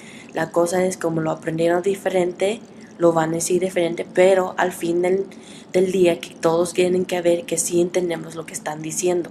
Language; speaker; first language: Spanish; early bilingual, heritage; Spanish